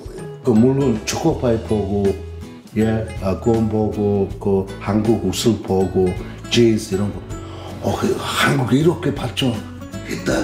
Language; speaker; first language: Korean; non-native, fluent; Mongolian